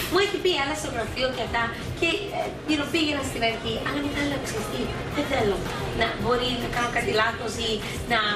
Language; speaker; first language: Greek; early bilingual, heritage; Greek